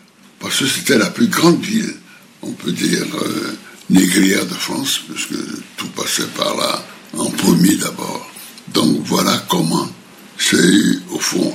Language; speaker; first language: French; non-native, local second language; Fon